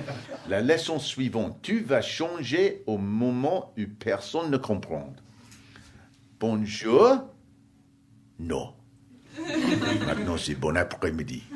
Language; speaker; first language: French; non-native, learner; English